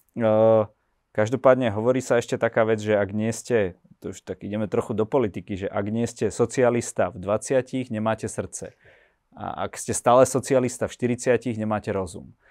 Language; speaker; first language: Slovak; native; Slovak